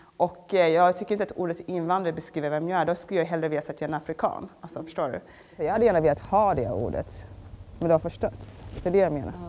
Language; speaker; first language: Swedish; early bilingual, other home language; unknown